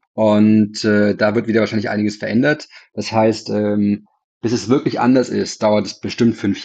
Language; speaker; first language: German; native; German